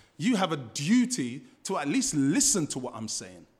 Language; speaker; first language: English; native; English